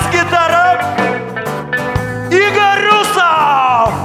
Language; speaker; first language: Russian; native; Russian